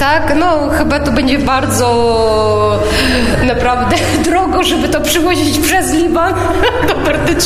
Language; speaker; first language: Polish; non-native, local second language; Ukrainian